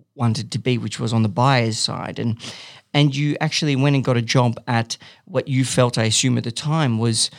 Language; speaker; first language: English; native; English